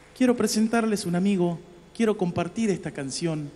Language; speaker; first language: Spanish; native; Spanish